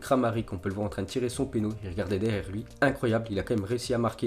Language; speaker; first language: French; native; French